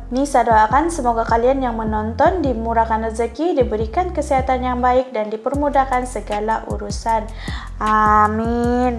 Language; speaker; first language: Malay; native; Malay